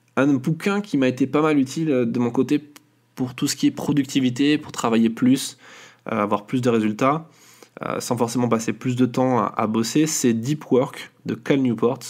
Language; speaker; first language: French; native; French